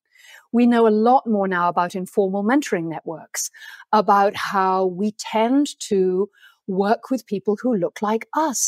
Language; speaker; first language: English; native; English